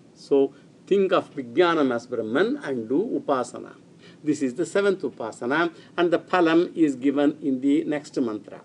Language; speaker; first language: English; non-native, local second language; Tamil